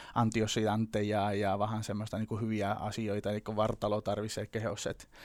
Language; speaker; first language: Finnish; non-native, learner; Spanish